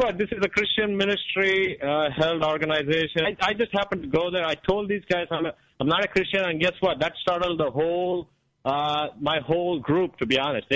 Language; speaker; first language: English; non-native, local second language; Kannada